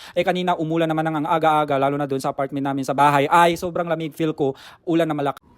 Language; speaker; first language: Filipino; non-native, local second language; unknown